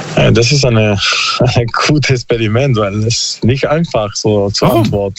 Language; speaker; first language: German; non-native, learner; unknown